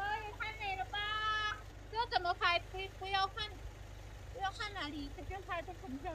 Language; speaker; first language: Chinese; non-native, fluent; Lao